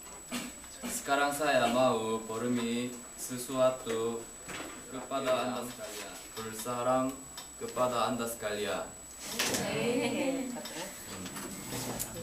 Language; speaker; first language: Indonesian; non-native, learner; Korean